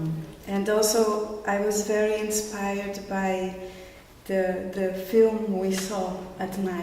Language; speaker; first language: English; non-native, fluent; Portuguese